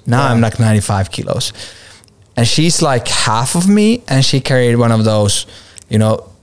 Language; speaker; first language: English; non-native, fluent; Finnish